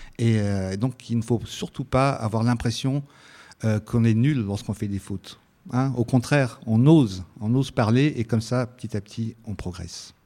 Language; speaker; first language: French; early bilingual, other home language; Italian